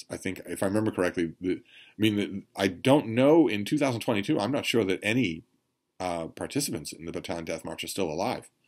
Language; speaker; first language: English; native; English